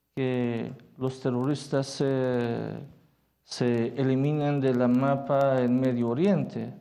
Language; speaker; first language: Spanish; non-native, fluent; Persian